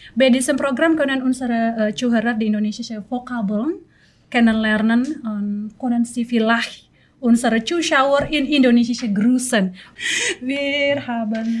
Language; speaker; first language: German; non-native, learner; Indonesian